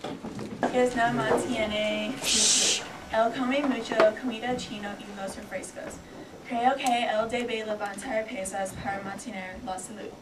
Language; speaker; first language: Spanish; non-native, learner; English